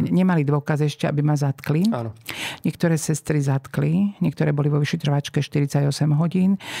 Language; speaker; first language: Slovak; native; Slovak